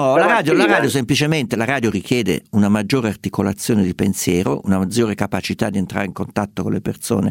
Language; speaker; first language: Italian; native; Italian